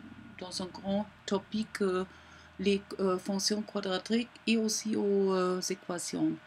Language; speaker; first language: French; non-native, learner; German